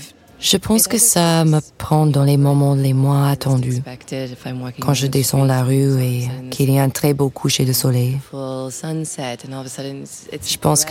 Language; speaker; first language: French; non-native, fluent; English